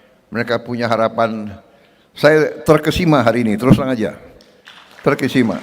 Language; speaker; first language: Indonesian; native; Indonesian